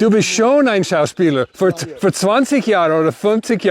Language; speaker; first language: German; non-native, learner; English